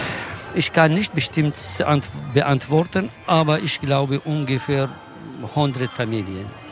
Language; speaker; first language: German; non-native, local second language; Kurdish